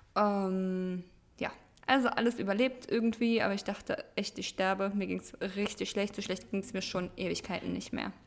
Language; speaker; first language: German; early bilingual, other home language; Russian